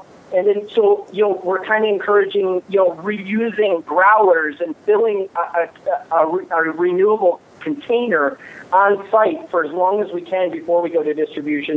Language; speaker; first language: English; native; English